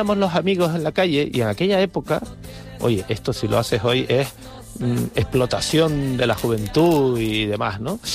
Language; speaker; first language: Spanish; native; Spanish